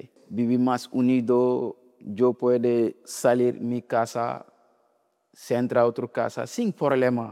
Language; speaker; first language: Spanish; non-native, learner; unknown